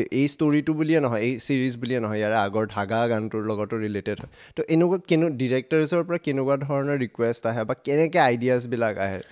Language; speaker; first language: Assamese; native; Assamese